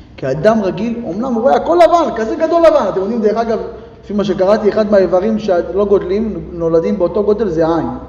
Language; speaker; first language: Hebrew; native; Hebrew